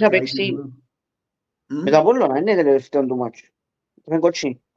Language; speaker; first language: Greek; early bilingual, heritage; Greek